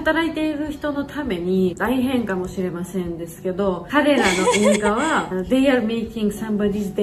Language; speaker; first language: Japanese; non-native, fluent; Georgian